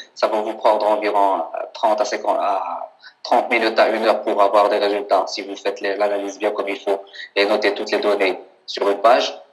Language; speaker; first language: French; non-native, local second language; Arabic